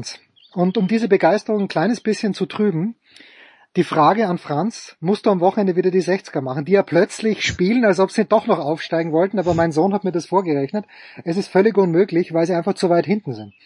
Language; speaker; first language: German; native; German